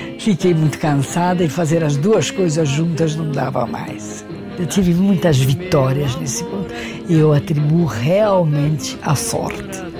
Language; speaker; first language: Portuguese; early bilingual, other home language; Hungarian